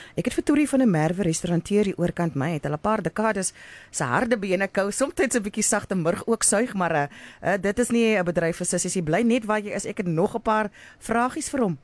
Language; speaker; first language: Afrikaans; native; Afrikaans